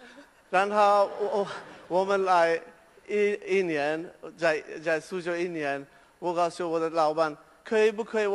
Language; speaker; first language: Chinese; non-native, learner; Persian